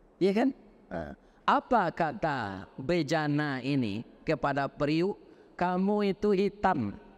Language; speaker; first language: Indonesian; non-native, local second language; Minangkabau